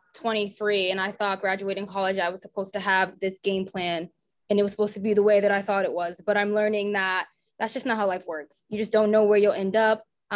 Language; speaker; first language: English; native; English